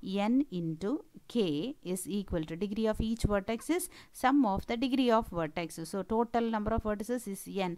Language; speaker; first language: English; non-native, local second language; Malayalam